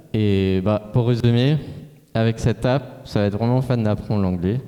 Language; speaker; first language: French; non-native, fluent; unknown